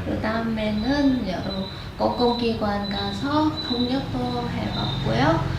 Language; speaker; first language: Korean; non-native, fluent; Vietnamese